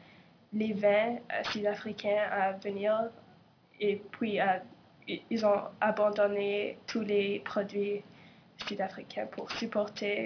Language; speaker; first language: French; non-native, local second language; English